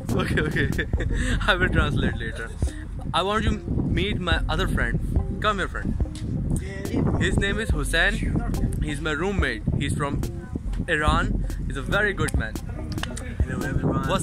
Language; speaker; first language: English; non-native, local second language; Hindi